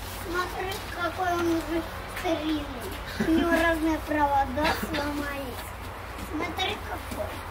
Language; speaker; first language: Russian; native; Russian